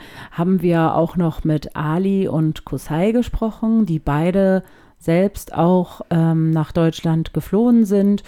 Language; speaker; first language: German; native; German